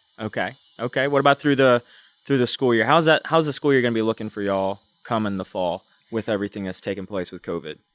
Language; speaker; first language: English; native; English